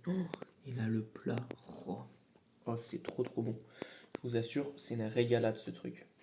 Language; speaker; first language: French; native; French